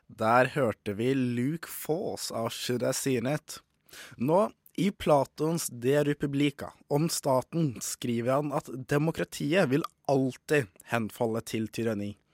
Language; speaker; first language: Norwegian; native; Norwegian